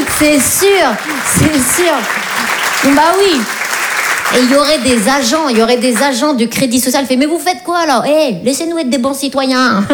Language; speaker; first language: French; native; French